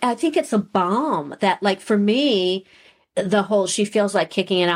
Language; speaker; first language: English; native; English